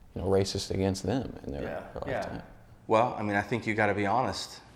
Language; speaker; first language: English; native; English